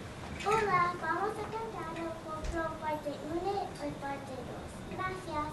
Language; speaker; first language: Spanish; non-native, learner; English